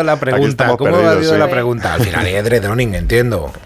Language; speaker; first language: Spanish; native; Spanish